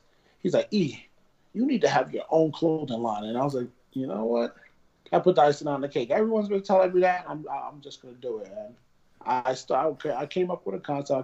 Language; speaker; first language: English; native; English